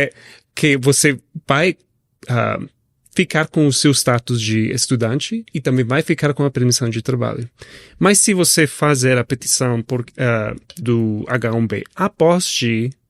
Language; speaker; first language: Portuguese; non-native, fluent; Spanish